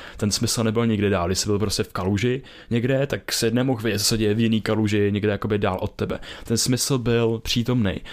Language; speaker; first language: Czech; native; Czech